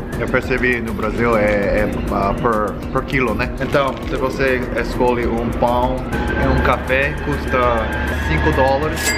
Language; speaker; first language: Portuguese; non-native, learner; Korean